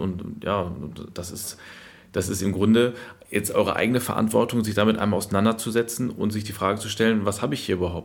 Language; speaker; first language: German; native; German